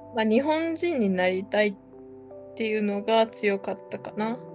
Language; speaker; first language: Japanese; early bilingual, other home language; Spanish